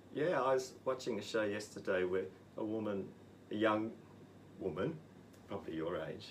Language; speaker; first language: English; native; English